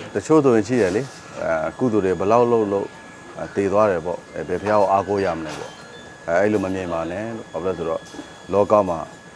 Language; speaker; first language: Burmese; non-native, local second language; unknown